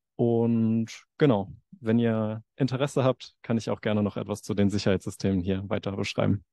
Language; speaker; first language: German; native; German